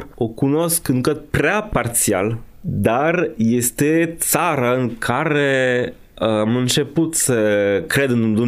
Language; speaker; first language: Romanian; non-native, fluent; French